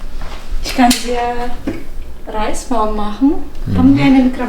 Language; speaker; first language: German; non-native, fluent; Russian